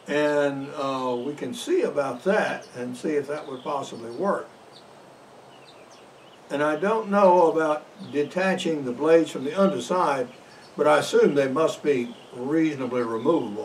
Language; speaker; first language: English; native; English